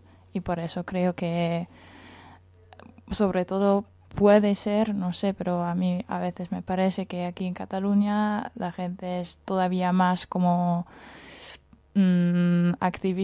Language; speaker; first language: Spanish; non-native, fluent; German